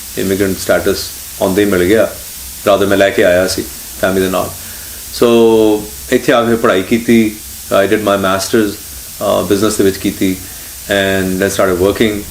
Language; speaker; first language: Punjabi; early bilingual, heritage; Punjabi